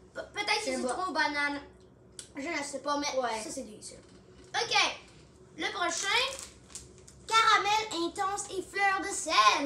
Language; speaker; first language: French; non-native, local second language; English